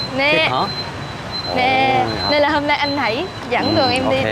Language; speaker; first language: Vietnamese; native; Vietnamese